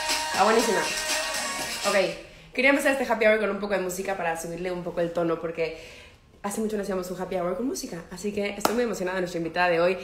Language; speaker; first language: Spanish; native; Spanish